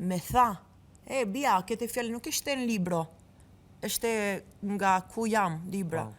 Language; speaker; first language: Albanian; non-native, learner; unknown